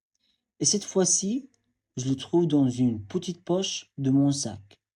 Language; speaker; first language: French; non-native, fluent; Arabic